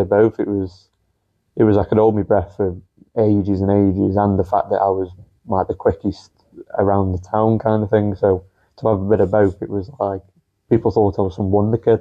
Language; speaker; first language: English; native; English